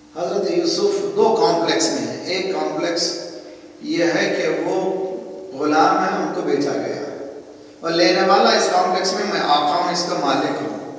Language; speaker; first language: Urdu; native; Urdu